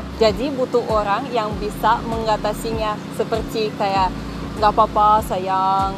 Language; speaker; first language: Indonesian; non-native, fluent; Russian